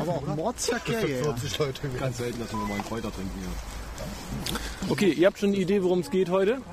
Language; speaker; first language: German; native; German